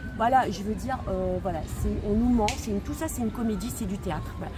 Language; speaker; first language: French; native; French